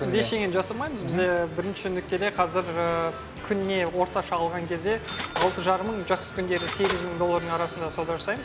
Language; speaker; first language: Kazakh; native; Kazakh